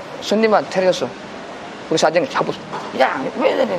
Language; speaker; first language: Korean; non-native, learner; Filipino